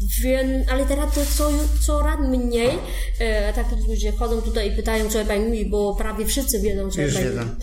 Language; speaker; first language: Polish; non-native, fluent; Vietnamese